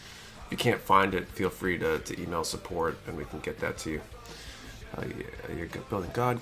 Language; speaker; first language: English; native; English